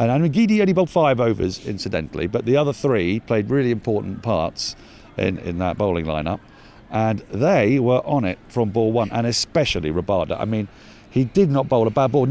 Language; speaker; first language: English; native; English